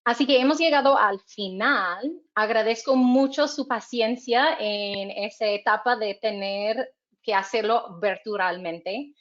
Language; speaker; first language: Spanish; non-native, fluent; English